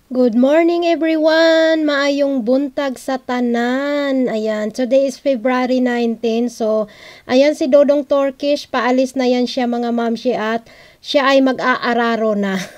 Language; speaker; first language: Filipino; non-native, local second language; Cebuano